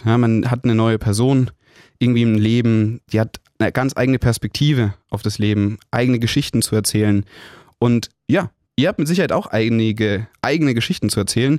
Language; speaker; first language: German; native; German